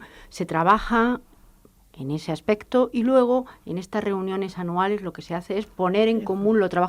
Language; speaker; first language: Spanish; native; Spanish